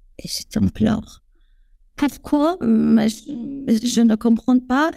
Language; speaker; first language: French; non-native, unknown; Persian